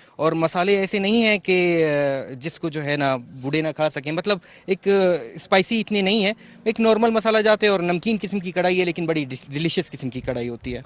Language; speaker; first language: Urdu; non-native, local second language; Pashto